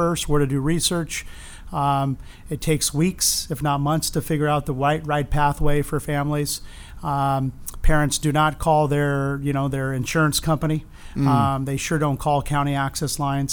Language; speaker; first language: English; native; English